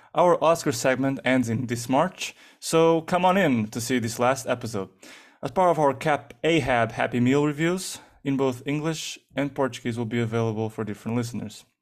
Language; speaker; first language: English; non-native, fluent; Portuguese